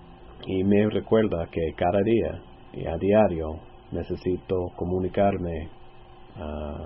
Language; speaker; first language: Spanish; non-native, fluent; English